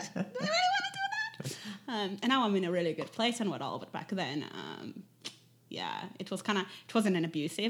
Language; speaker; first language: English; non-native, fluent; Hebrew